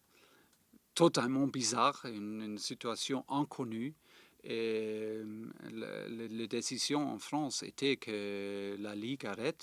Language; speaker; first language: French; non-native, fluent; German